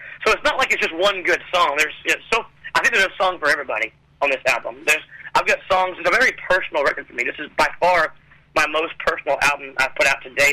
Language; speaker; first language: English; native; English